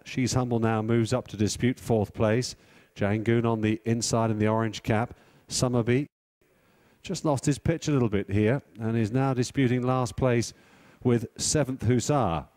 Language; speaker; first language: English; native; English